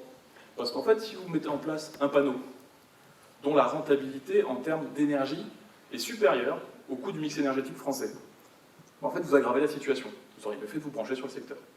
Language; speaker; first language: French; native; French